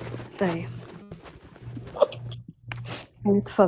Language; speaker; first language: Arabic; native; Arabic